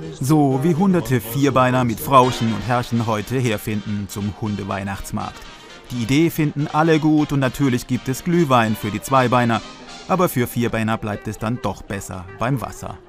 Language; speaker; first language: German; native; German